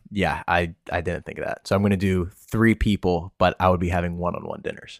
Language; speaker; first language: English; native; English